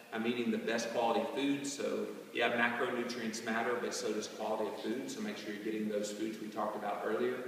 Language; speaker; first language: English; native; English